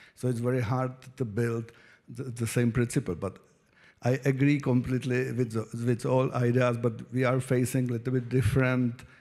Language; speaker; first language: English; non-native, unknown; Czech